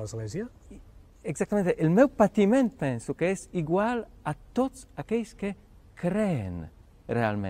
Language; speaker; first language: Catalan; non-native, fluent; Polish